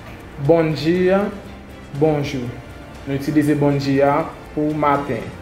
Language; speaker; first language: French; non-native, learner; Haitian Creole